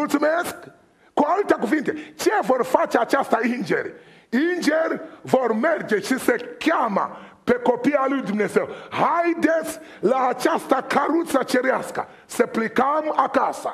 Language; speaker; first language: Romanian; non-native, fluent; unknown